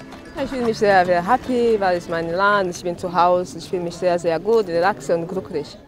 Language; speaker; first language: German; non-native, learner; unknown